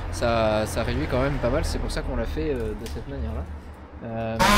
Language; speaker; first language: French; native; French